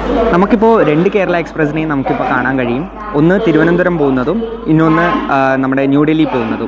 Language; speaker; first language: Malayalam; native; Malayalam